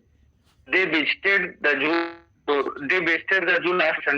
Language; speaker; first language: English; non-native, learner; Hindi